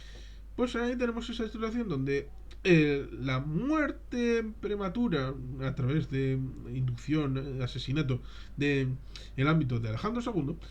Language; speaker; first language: Spanish; native; Spanish